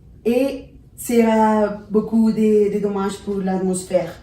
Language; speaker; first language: French; non-native, learner; Spanish